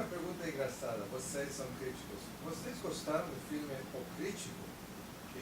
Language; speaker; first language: Portuguese; non-native, fluent; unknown